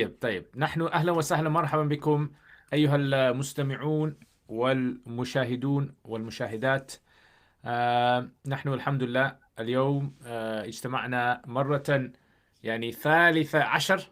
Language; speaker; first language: Arabic; non-native, fluent; English